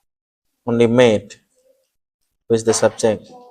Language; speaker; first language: English; non-native, learner; Indonesian